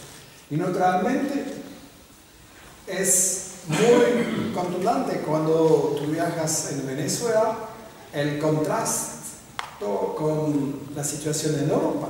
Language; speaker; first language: Spanish; non-native, fluent; French